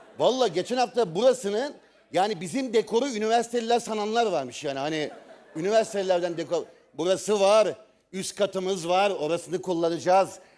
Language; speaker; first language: Turkish; native; Turkish